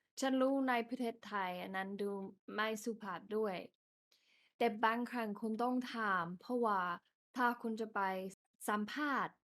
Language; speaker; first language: Thai; non-native, fluent; English